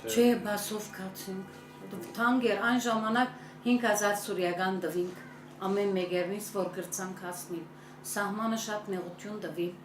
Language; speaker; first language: Armenian; early bilingual, heritage; Armenian